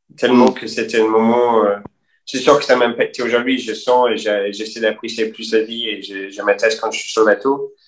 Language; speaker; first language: French; non-native, fluent; English